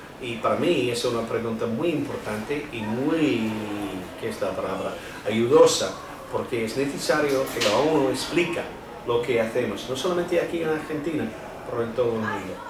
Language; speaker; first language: Spanish; non-native, fluent; English